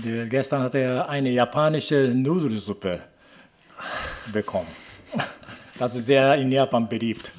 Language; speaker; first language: German; non-native, fluent; Japanese